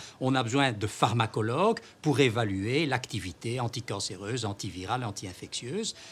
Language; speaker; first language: French; native; French